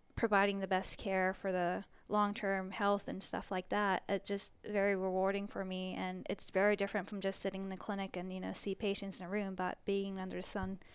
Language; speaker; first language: English; early bilingual, other home language; Japanese